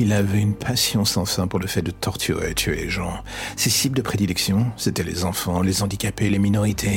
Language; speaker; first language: French; native; French